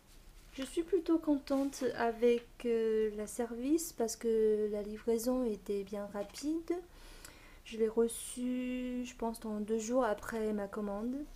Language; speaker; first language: French; non-native, fluent; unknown